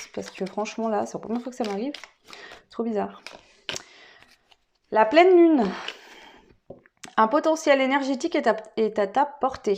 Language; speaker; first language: French; native; French